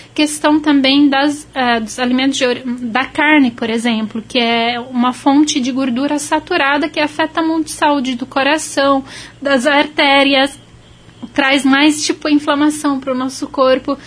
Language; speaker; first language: Portuguese; non-native, fluent; Arabic